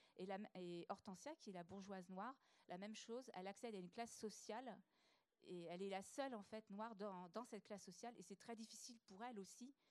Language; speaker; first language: French; native; French